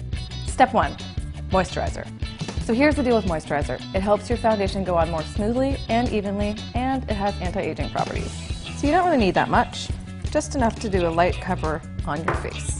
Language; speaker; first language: English; native; English